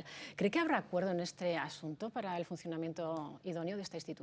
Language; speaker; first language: Spanish; native; Spanish